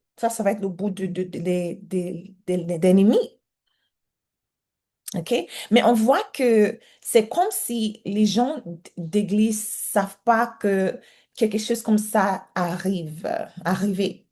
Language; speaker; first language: French; non-native, learner; English